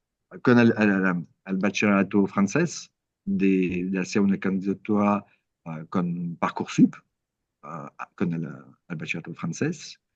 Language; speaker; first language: Spanish; non-native, learner; French